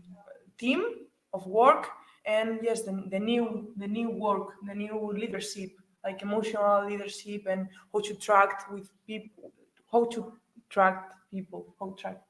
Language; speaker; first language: English; non-native, learner; Spanish